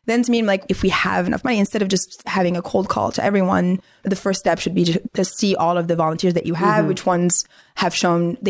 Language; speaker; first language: English; non-native, fluent; Arabic